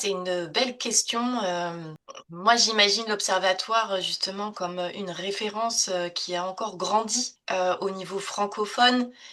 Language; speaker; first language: French; native; French